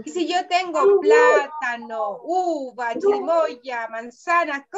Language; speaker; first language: Spanish; native; Spanish